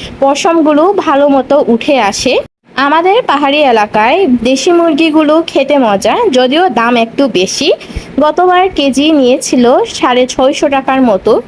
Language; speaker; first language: Bangla; non-native, local second language; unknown